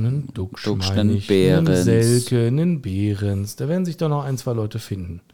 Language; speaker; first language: German; native; German